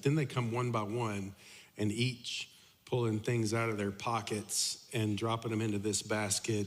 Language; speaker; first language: English; native; English